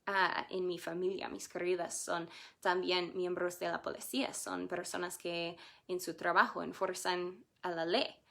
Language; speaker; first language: Spanish; non-native, fluent; English